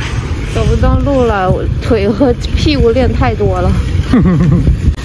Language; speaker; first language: Chinese; native; Chinese